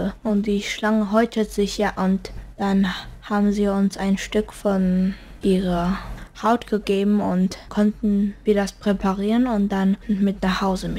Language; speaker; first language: German; early bilingual, heritage; German